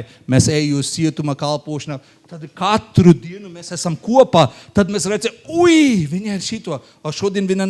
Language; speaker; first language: Latvian; non-native, learner; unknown